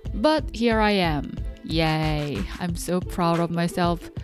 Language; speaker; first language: English; non-native, fluent; Korean